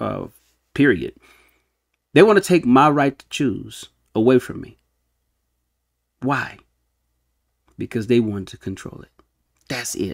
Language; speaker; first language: English; native; English